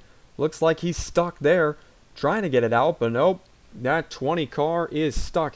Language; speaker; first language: English; native; English